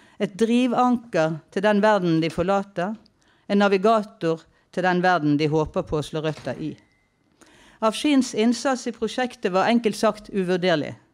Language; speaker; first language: Norwegian; native; Norwegian